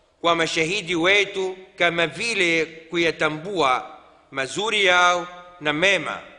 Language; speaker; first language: Swahili; non-native, fluent; Arabic